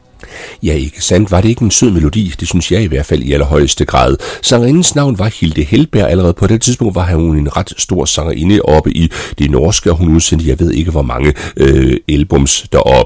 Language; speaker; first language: Danish; native; Danish